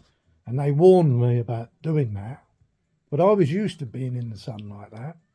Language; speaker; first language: English; native; English